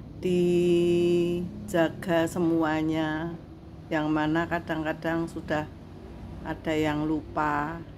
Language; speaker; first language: Indonesian; non-native, local second language; Javanese